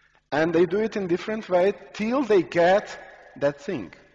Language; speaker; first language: English; non-native, fluent; Ukrainian